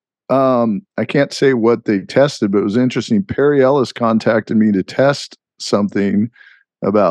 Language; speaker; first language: English; native; English